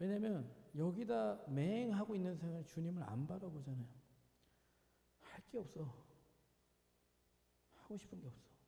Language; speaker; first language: Korean; native; Korean